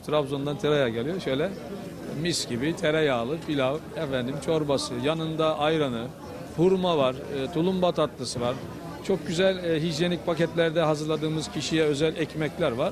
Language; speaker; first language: Turkish; native; Turkish